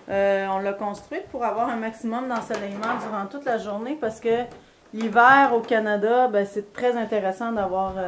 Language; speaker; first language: French; native; French